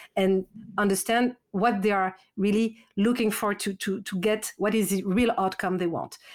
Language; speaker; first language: English; non-native, fluent; French